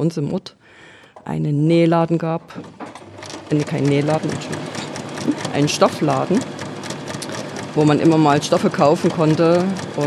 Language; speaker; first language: German; native; German